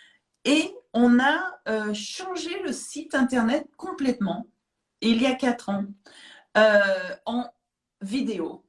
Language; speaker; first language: French; native; French